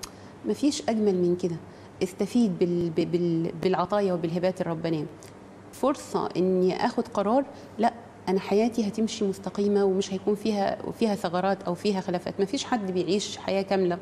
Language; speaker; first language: Arabic; native; Arabic